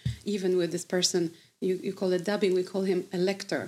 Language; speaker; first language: English; non-native, fluent; Polish